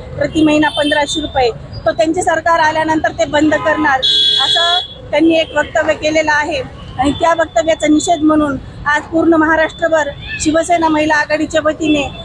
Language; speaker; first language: Marathi; native; Marathi